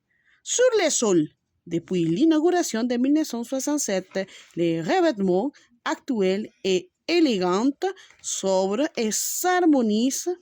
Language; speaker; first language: French; non-native, learner; Spanish